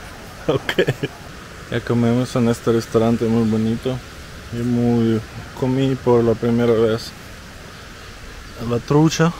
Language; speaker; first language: Spanish; non-native, fluent; Russian